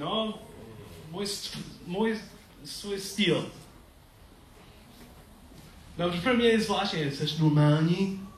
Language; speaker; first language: Czech; non-native, learner; English